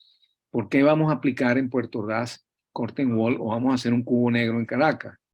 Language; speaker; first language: Spanish; native; Spanish